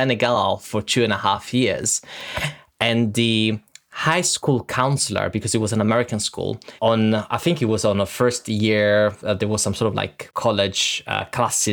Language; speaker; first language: English; early bilingual, other home language; Italian